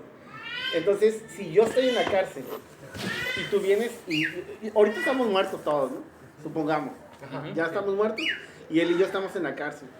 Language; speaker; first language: Spanish; native; Spanish